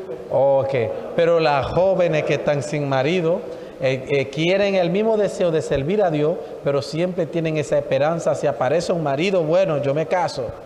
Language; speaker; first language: Spanish; non-native, fluent; Haitian Creole